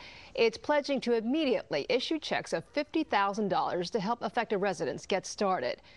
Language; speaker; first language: English; native; English